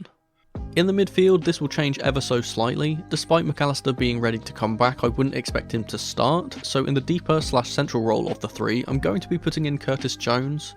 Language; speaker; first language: English; native; English